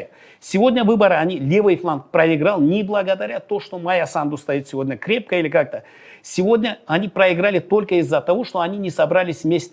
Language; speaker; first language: Russian; non-native, local second language; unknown